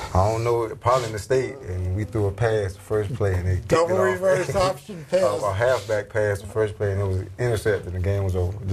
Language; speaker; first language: English; native; English